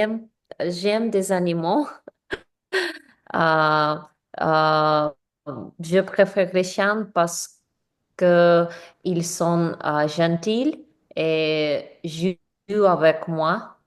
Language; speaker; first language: French; non-native, learner; English